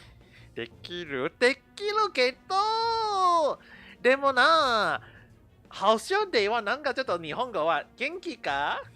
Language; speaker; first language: Japanese; non-native, fluent; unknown